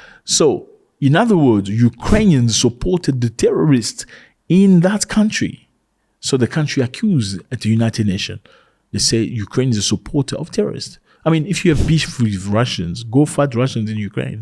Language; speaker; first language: English; non-native, fluent; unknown